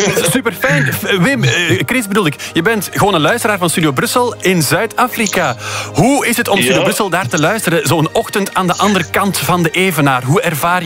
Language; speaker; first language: Dutch; native; Dutch